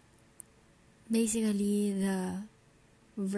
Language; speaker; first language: English; non-native, local second language; Filipino